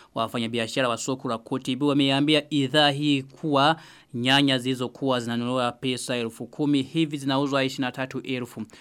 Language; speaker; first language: Swahili; non-native, local second language; Rundi